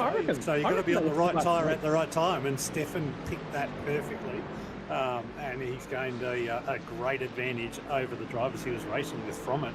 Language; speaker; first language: English; native; English